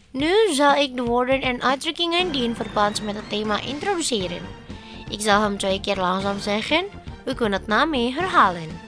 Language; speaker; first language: Dutch; non-native, fluent; Indonesian